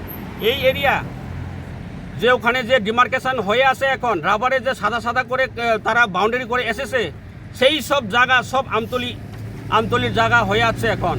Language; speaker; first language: Bangla; non-native, local second language; Kok Borok